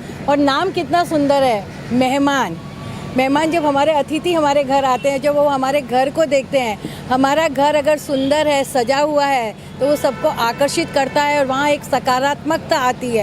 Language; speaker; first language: Hindi; native; Hindi